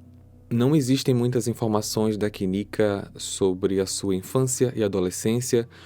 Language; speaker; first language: Portuguese; native; Portuguese